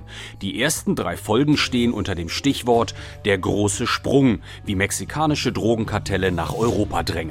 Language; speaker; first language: German; native; German